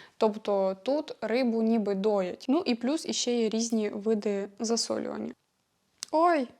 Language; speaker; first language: Ukrainian; non-native, local second language; Russian